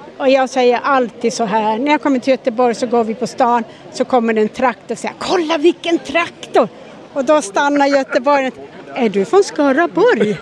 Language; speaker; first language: Swedish; native; Swedish